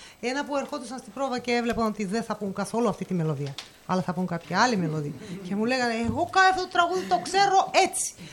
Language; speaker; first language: Greek; non-native, fluent; Russian